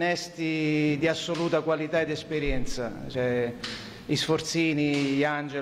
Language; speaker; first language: Italian; native; Italian